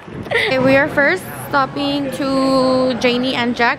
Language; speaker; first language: English; early bilingual, other home language; Spanish